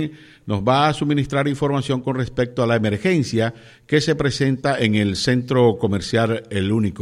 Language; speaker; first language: Spanish; native; Spanish